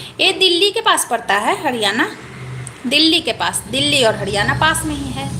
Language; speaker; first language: Hindi; native; Hindi